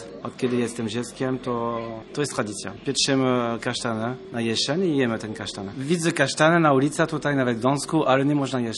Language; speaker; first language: Polish; non-native, learner; French